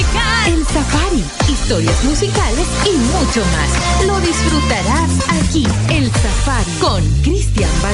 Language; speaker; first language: Spanish; native; Spanish